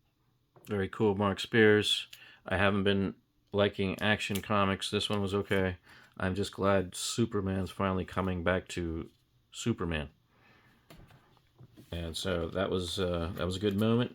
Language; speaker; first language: English; native; English